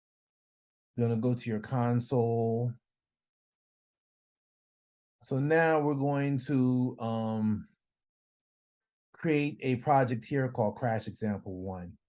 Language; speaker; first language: English; native; English